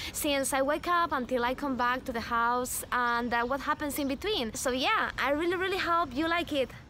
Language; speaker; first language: English; non-native, fluent; Spanish